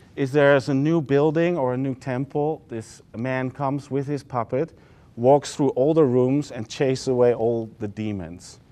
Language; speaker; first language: English; non-native, fluent; Dutch